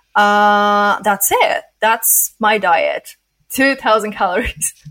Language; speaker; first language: English; non-native, fluent; Polish